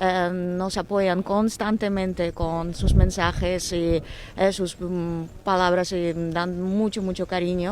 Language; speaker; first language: Spanish; non-native, fluent; Ukrainian